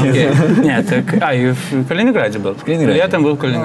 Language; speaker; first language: Russian; non-native, fluent; Lithuanian